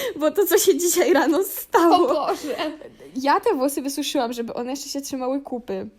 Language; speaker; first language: Polish; native; Polish